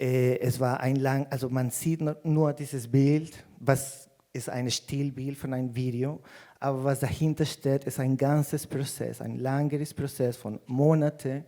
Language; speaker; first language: German; non-native, fluent; Spanish